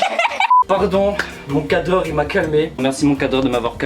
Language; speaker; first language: French; native; French